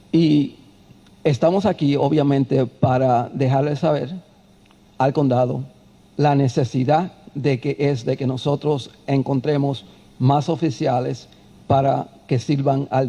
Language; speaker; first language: Spanish; early bilingual, heritage; Spanish